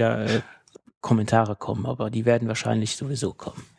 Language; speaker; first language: German; native; German